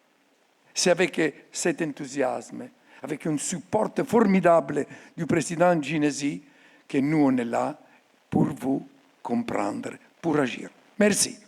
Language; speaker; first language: French; non-native, fluent; Italian